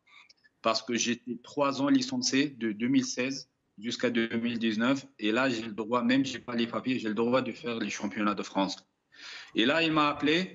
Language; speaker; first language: French; non-native, fluent; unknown